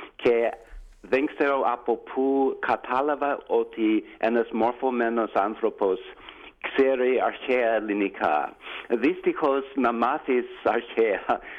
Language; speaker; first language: Greek; non-native, learner; English